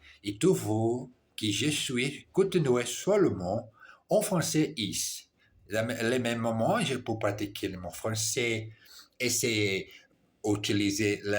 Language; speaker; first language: French; non-native, learner; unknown